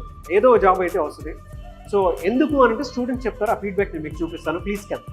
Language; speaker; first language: Telugu; native; Telugu